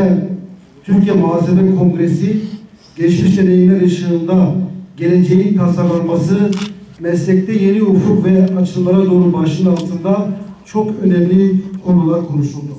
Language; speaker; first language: Turkish; native; Turkish